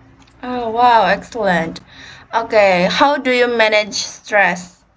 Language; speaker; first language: English; non-native, learner; Indonesian